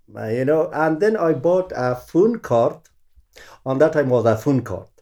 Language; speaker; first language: English; non-native, learner; Persian